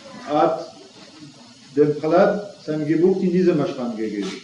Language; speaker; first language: German; non-native, fluent; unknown